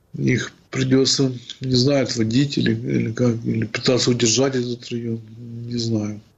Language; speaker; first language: Russian; non-native, local second language; Ukrainian